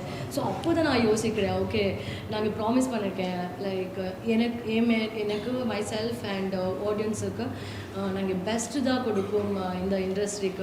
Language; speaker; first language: Tamil; non-native, learner; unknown